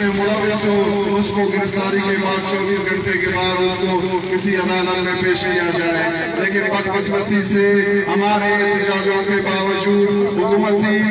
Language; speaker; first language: Urdu; non-native, local second language; Baluchi